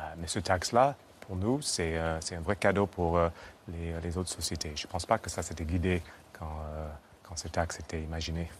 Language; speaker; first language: French; non-native, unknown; English